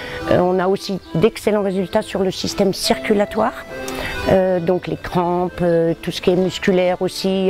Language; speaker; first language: French; native; French